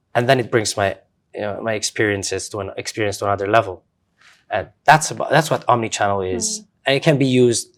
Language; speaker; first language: English; non-native, fluent; Romanian